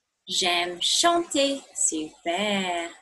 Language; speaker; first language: French; non-native, fluent; English